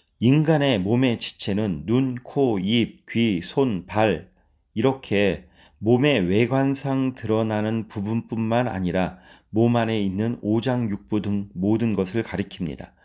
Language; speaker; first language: Korean; native; Korean